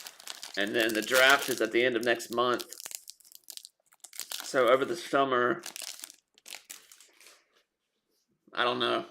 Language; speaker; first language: English; native; English